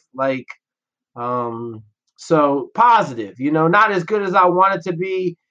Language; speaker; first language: English; native; English